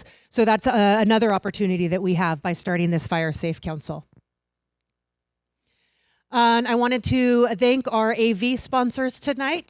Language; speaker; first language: English; native; English